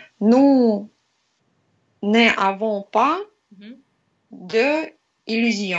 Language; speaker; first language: French; non-native, learner; Russian